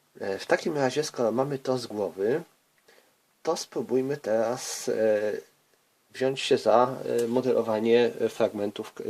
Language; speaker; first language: Polish; native; Polish